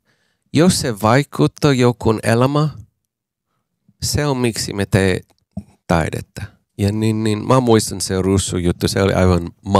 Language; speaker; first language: Finnish; non-native, learner; English